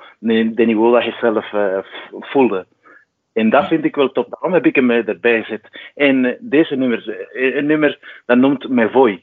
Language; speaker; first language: Dutch; non-native, fluent; Spanish